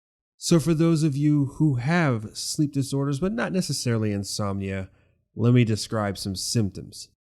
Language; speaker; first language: English; native; English